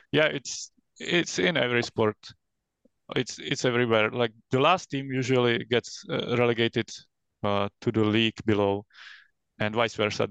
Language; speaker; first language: English; non-native, fluent; Czech